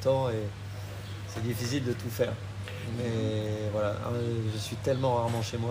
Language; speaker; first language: French; native; French